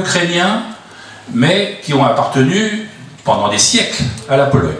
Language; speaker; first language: French; native; French